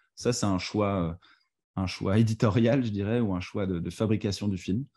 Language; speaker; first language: French; native; French